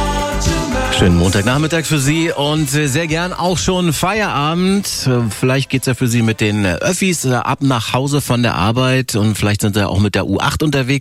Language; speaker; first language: German; native; German